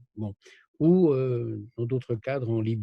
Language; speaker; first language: French; native; French